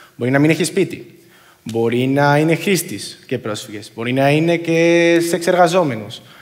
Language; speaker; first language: Greek; non-native, fluent; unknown